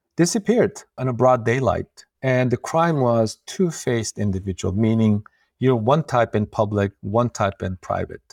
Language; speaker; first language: English; non-native, fluent; Uyghur